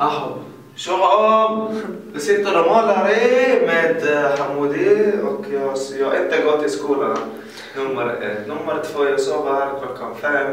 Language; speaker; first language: Swedish; early bilingual, other home language; Arabic